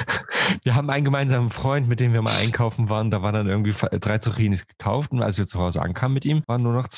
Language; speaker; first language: German; native; German